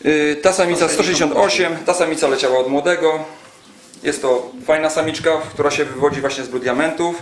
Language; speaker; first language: Polish; native; Polish